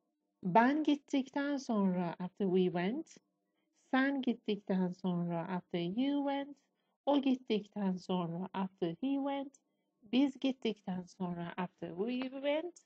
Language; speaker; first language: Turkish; non-native, fluent; Persian